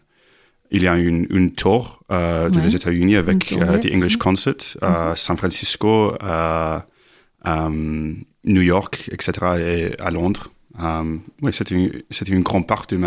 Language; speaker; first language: French; non-native, learner; English